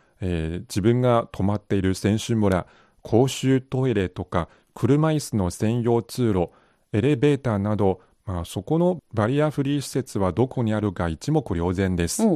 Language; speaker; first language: Japanese; non-native, fluent; Chinese